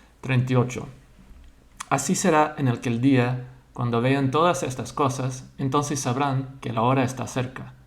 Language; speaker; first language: Spanish; non-native, fluent; English